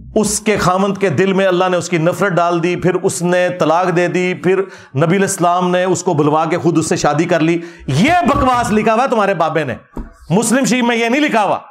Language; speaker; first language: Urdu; non-native, local second language; Punjabi